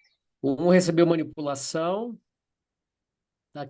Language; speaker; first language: Portuguese; native; Portuguese